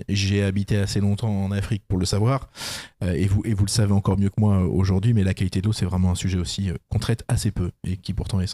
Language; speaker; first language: French; native; French